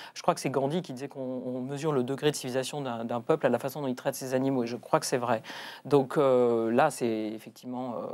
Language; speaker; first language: French; native; French